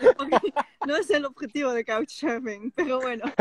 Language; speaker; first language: Spanish; non-native, fluent; Dutch